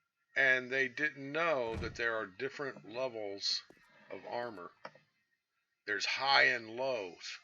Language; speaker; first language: English; native; English